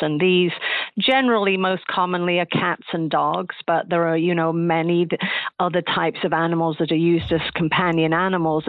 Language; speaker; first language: English; native; English